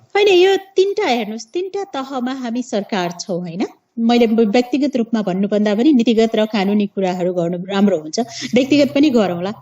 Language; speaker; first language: Nepali; non-native, local second language; Awadhi